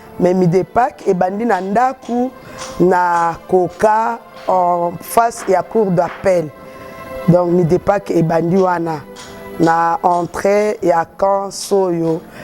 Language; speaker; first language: Lingala; non-native, local second language; Kongo